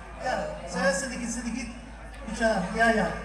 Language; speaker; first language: Indonesian; non-native, learner; Persian